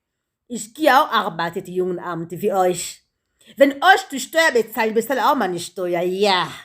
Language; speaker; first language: German; non-native, learner; Lingala